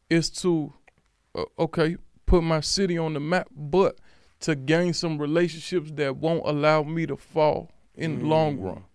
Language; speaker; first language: English; native; English